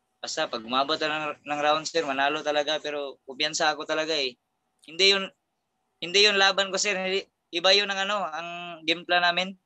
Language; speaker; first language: Filipino; non-native, local second language; Cebuano